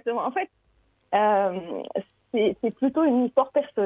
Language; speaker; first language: French; non-native, local second language; Arabic